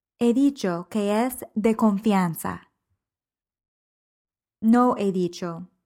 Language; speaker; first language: Spanish; non-native, fluent; English